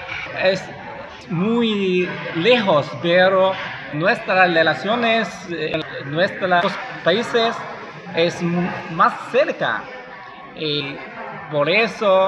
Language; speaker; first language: Spanish; non-native, fluent; Chinese